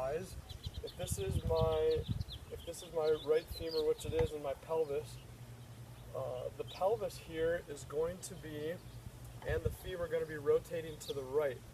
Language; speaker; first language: English; native; English